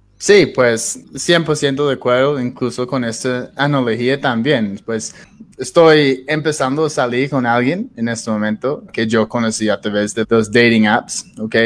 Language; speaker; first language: Spanish; non-native, fluent; English